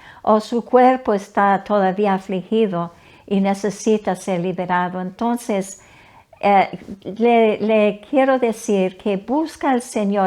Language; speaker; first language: Spanish; non-native, fluent; English